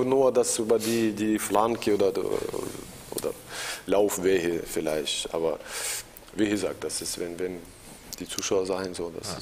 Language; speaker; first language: German; non-native, learner; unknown